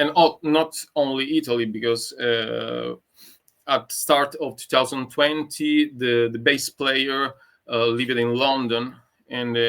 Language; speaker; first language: English; non-native, learner; Italian